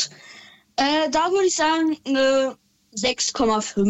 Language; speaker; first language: German; native; German